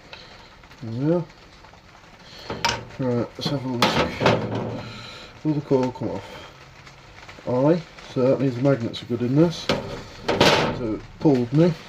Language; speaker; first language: English; native; English